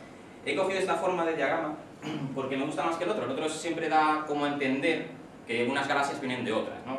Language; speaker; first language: Spanish; native; Spanish